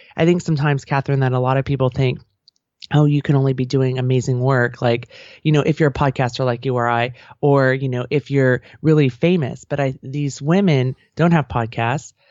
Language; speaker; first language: English; native; English